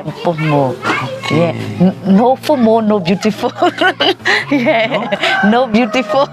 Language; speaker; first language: English; non-native, learner; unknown